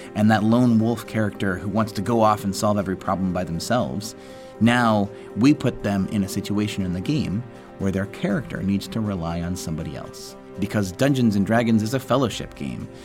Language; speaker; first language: English; native; English